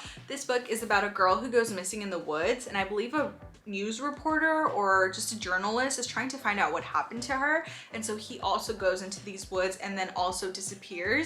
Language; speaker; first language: English; native; English